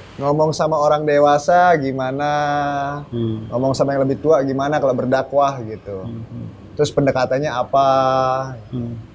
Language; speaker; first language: Indonesian; native; Indonesian